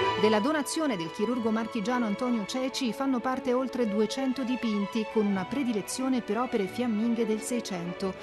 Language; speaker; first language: Italian; native; Italian